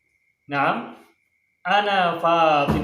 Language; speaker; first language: Arabic; non-native, fluent; Indonesian